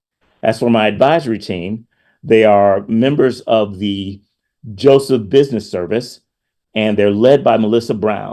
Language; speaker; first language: English; native; English